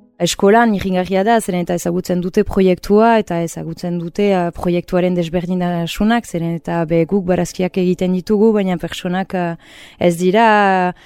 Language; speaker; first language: Basque; native; Basque